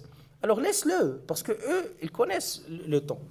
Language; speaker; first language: French; non-native, learner; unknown